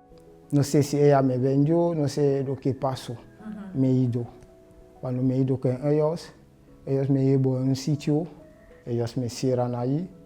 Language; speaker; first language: Spanish; non-native, learner; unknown